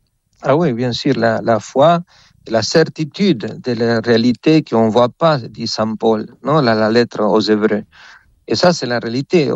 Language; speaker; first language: French; non-native, fluent; Spanish